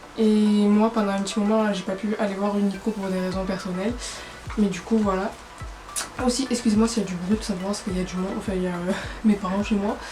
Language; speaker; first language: French; native; French